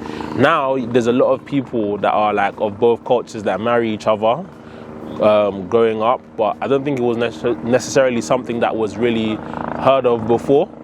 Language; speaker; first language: English; early bilingual, other home language; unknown